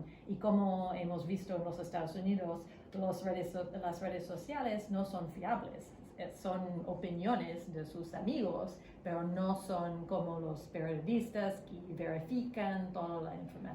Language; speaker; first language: Spanish; non-native, fluent; English